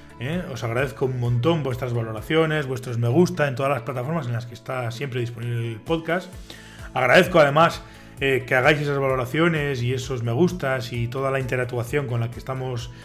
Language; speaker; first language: Spanish; native; Spanish